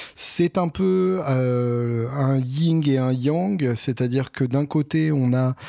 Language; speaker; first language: French; native; French